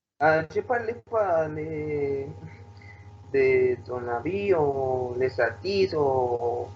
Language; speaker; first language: French; non-native, learner; Spanish